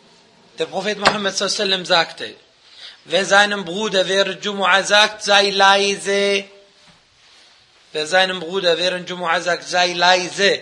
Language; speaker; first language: German; non-native, fluent; Arabic